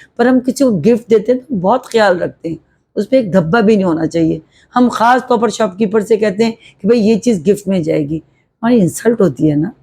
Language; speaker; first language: Urdu; native; Urdu